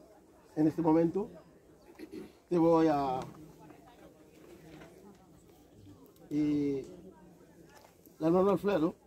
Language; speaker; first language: Spanish; non-native, learner; Haitian Creole